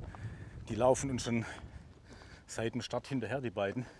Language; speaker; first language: German; native; German